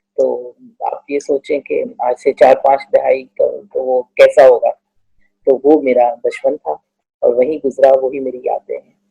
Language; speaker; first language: Urdu; non-native, local second language; Punjabi